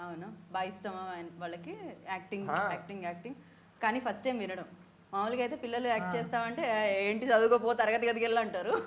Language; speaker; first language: Telugu; native; Telugu